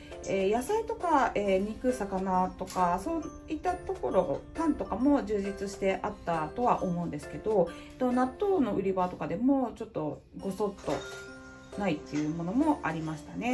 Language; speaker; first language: Japanese; native; Japanese